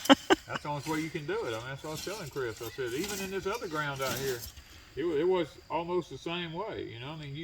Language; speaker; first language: English; native; English